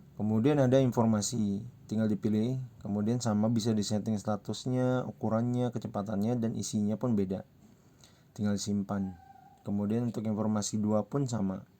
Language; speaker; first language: Indonesian; native; Indonesian